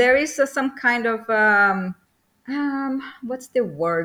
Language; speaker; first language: English; non-native, fluent; Portuguese